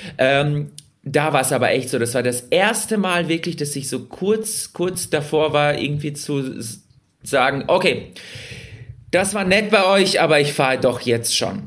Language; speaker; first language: German; early bilingual, other home language; Russian